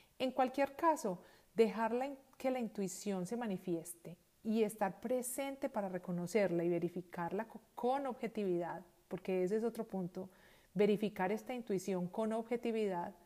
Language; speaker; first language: Spanish; native; Spanish